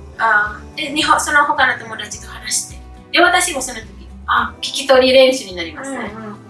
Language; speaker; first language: Japanese; non-native, fluent; Indonesian